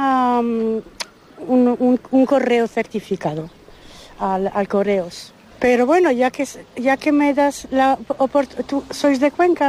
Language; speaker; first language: Spanish; early bilingual, heritage; Spanish